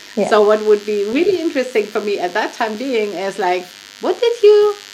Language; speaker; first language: English; non-native, fluent; German